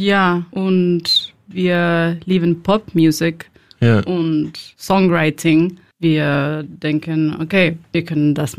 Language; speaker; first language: German; non-native, learner; Spanish